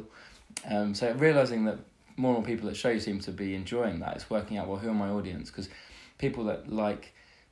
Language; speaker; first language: English; native; English